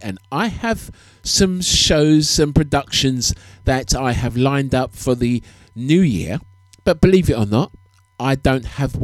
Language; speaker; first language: English; native; English